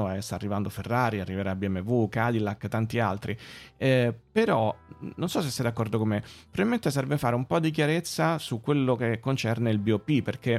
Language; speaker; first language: Italian; native; Italian